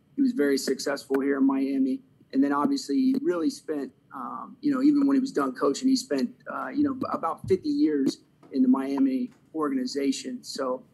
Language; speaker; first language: English; native; English